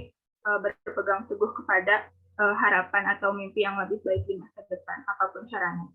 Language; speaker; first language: Indonesian; native; Indonesian